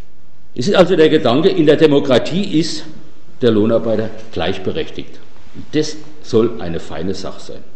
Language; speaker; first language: German; native; German